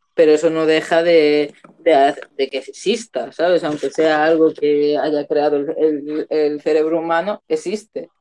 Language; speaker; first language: Spanish; native; Spanish